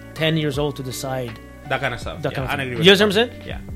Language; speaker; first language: English; early bilingual, other home language; Spanish